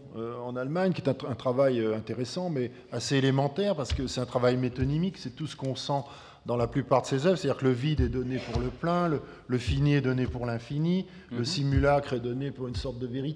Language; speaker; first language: French; native; French